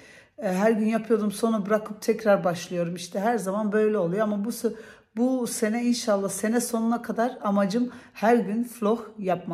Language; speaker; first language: Turkish; early bilingual, heritage; Turkish